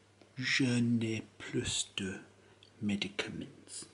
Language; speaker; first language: French; non-native, learner; English